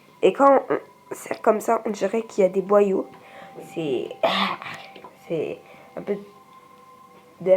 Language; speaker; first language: French; native; French